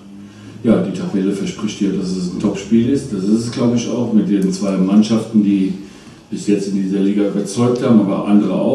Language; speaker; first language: German; native; German